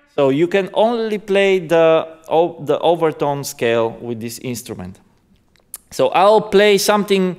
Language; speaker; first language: English; non-native, fluent; Bulgarian